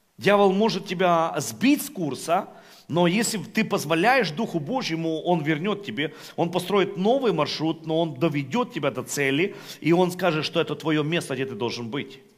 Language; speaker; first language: Russian; non-native, local second language; Ukrainian